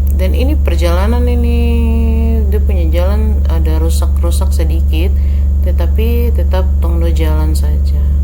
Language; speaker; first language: Indonesian; native; Indonesian